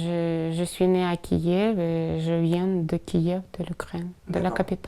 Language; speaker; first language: French; non-native, fluent; Ukrainian